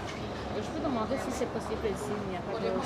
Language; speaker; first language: French; non-native, local second language; Rundi